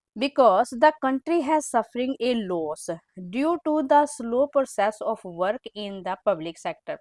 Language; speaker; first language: English; non-native, local second language; Punjabi